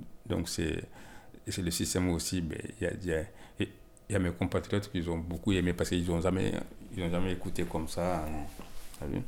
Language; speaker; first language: French; non-native, local second language; Bambara